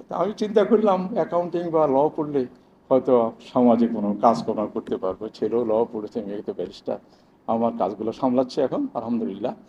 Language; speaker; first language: Bangla; native; Bangla